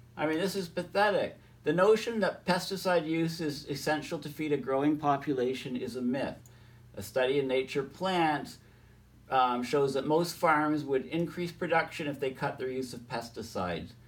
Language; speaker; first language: English; native; English